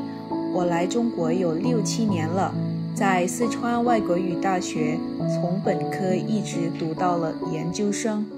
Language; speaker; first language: Chinese; non-native, fluent; Thai